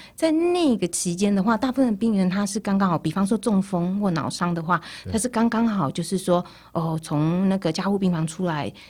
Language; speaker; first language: Chinese; early bilingual, other home language; Portuguese